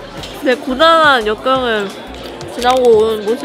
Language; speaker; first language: Korean; native; Korean